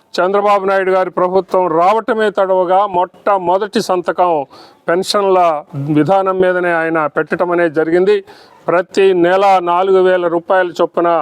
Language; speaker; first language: Telugu; native; Telugu